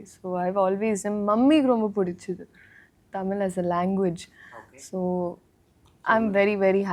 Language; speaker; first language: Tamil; non-native, learner; Telugu